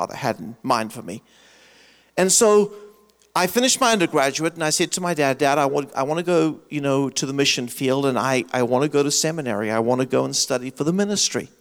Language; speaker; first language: English; native; English